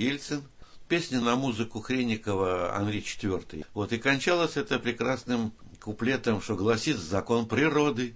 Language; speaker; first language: Russian; native; Russian